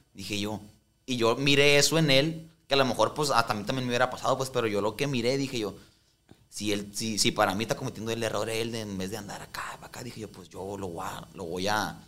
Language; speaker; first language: Spanish; native; Spanish